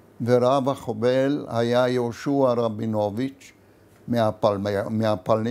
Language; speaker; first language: Hebrew; non-native, fluent; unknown